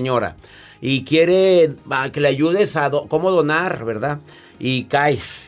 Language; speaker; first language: Spanish; native; Spanish